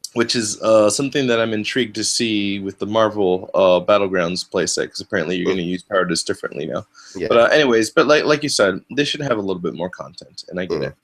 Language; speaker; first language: English; native; English